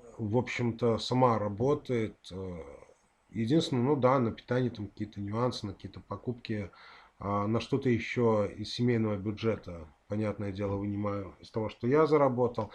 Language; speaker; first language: Russian; native; Russian